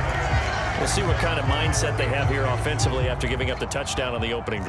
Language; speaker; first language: English; native; English